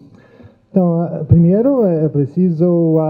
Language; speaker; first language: Portuguese; non-native, fluent; English